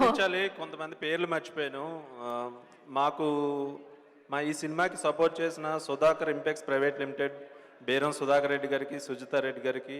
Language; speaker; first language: Telugu; native; Telugu